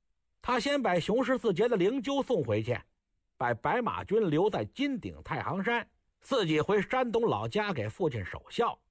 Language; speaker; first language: Chinese; native; Chinese